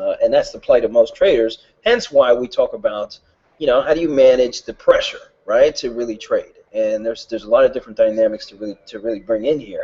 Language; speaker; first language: English; native; English